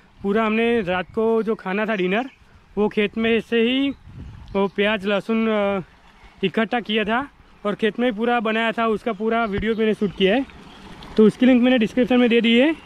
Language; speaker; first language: Hindi; non-native, local second language; Gujarati